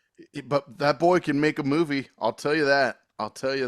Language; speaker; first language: English; native; English